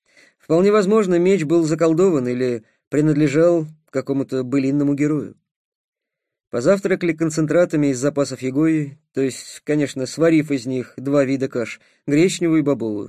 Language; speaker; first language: Russian; native; Russian